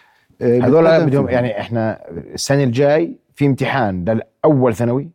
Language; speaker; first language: Arabic; native; Arabic